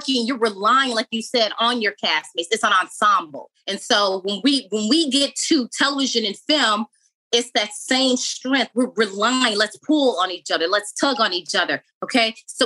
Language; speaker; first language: English; native; English